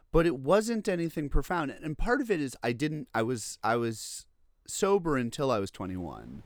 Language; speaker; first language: English; native; English